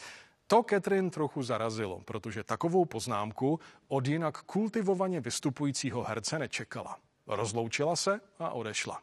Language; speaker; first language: Czech; native; Czech